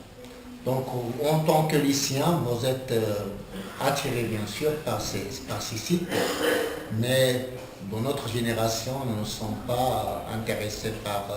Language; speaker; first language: French; non-native, local second language; Arabic